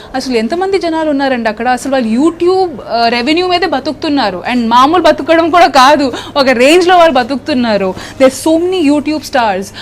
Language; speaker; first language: Telugu; non-native, local second language; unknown